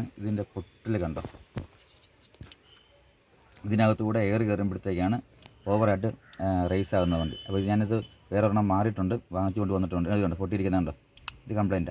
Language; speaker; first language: Malayalam; native; Malayalam